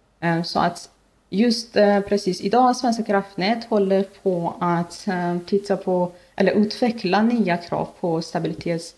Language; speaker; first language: Swedish; non-native, fluent; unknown